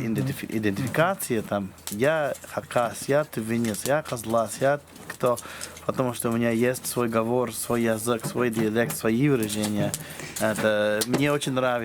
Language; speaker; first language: Russian; non-native, fluent; English